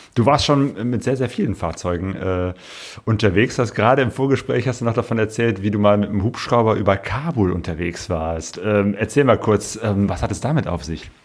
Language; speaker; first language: German; native; German